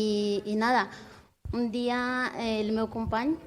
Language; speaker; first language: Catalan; non-native, learner; Spanish